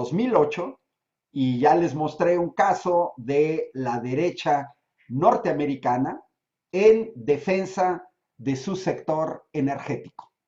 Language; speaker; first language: Spanish; native; Spanish